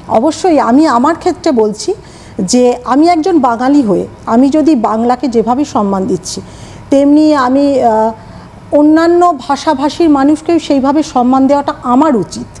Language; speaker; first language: Bangla; native; Bangla